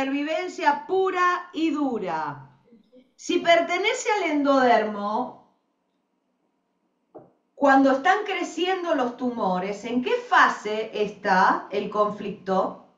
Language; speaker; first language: Spanish; native; Spanish